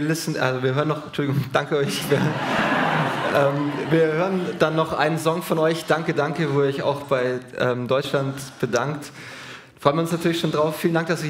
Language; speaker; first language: German; native; German